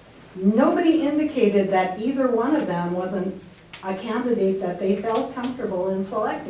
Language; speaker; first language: English; native; English